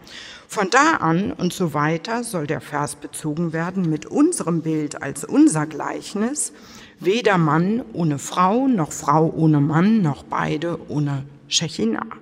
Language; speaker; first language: German; native; German